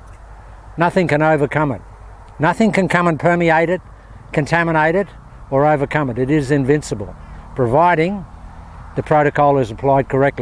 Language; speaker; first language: English; native; English